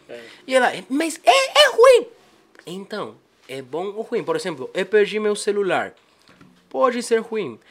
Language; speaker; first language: Portuguese; non-native, fluent; Spanish